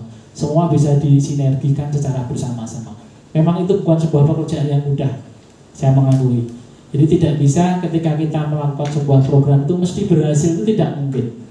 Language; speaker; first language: Indonesian; native; Indonesian